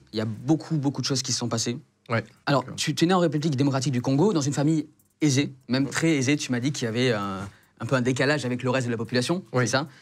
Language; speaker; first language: French; native; French